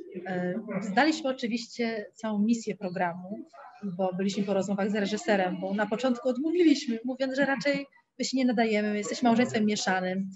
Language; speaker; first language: Polish; native; Polish